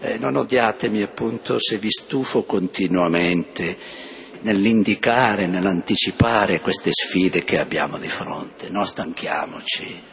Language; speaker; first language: Italian; native; Italian